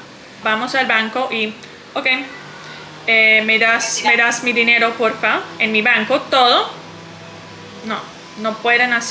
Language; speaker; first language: Spanish; non-native, learner; English